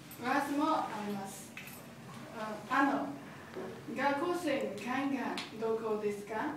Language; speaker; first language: Japanese; non-native, learner; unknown